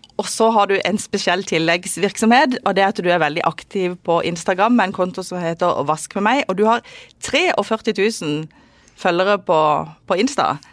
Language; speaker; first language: Norwegian; native; Norwegian